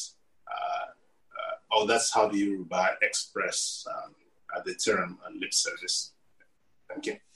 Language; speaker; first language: English; non-native, local second language; Yoruba